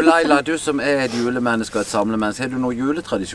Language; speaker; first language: Norwegian; native; Norwegian